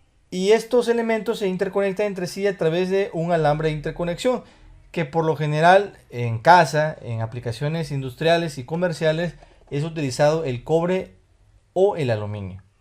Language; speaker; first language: Spanish; native; Spanish